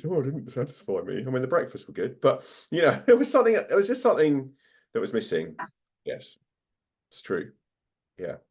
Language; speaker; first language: English; native; English